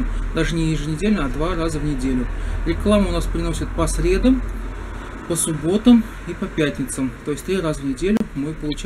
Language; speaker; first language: Russian; native; Russian